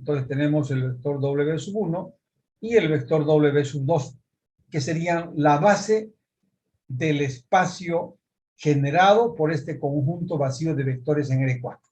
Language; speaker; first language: Spanish; native; Spanish